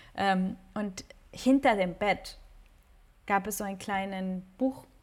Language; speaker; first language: German; non-native, fluent; Spanish